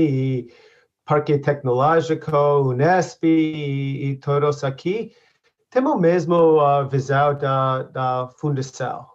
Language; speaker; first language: Portuguese; non-native, learner; English